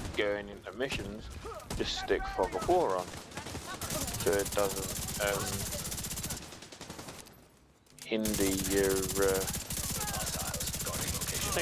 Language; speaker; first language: English; native; English